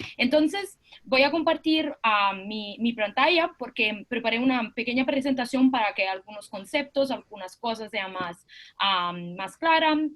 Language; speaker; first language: Spanish; non-native, fluent; Italian